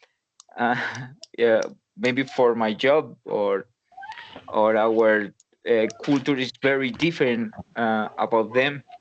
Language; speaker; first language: English; non-native, learner; Spanish